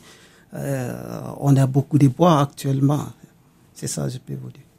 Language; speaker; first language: French; non-native, local second language; Mandingo